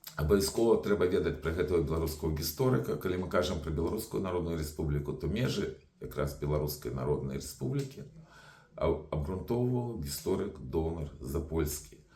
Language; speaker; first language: Belarusian; non-native, local second language; Russian